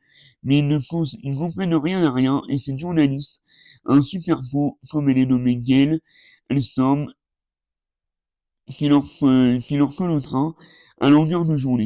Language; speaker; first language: French; native; French